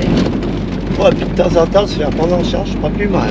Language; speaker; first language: French; native; French